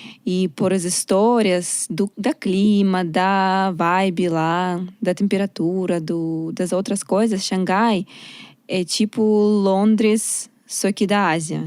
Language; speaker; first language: Portuguese; non-native, learner; Russian